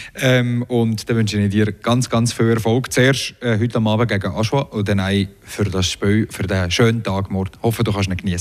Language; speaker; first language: German; native; German